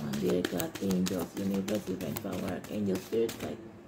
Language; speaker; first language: English; non-native, fluent; Indonesian